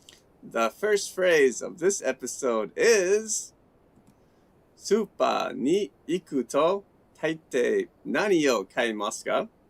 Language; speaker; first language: Japanese; non-native, learner; English